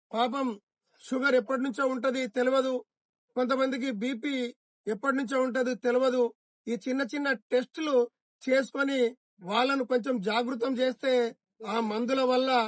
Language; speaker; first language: Telugu; non-native, local second language; Lambadi